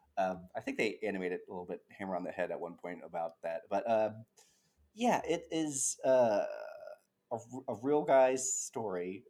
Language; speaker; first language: English; native; English